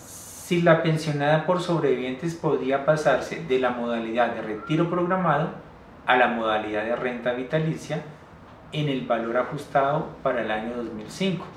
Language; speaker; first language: Spanish; native; Spanish